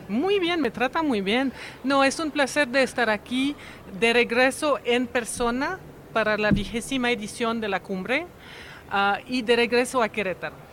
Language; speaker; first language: Spanish; non-native, fluent; French